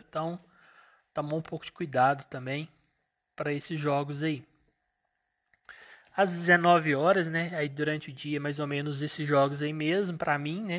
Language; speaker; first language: Portuguese; native; Portuguese